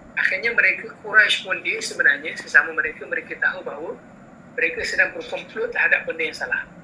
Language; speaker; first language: Malay; native; Malay